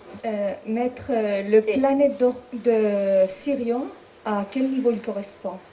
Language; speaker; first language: French; native; French